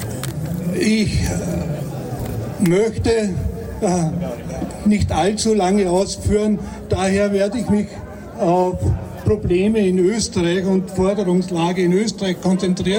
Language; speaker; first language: German; native; German